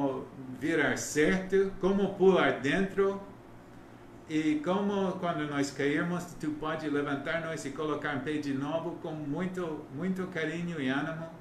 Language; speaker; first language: Portuguese; non-native, learner; English